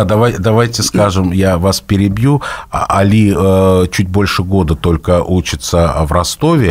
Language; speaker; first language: Russian; native; Russian